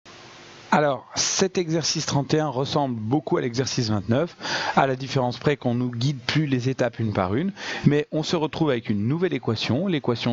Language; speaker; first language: French; native; French